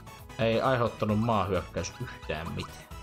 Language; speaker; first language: Finnish; native; Finnish